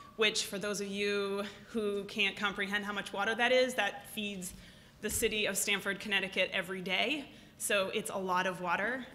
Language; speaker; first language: English; native; English